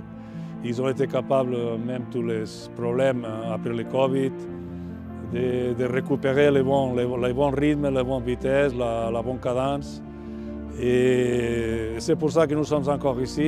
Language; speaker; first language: French; non-native, fluent; Catalan